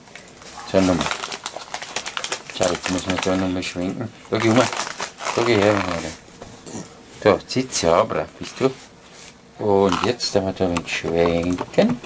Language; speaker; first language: German; native; German